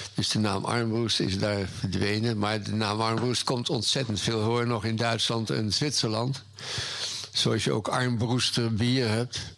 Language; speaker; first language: Dutch; native; Dutch